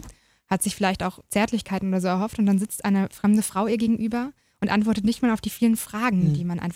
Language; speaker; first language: German; native; German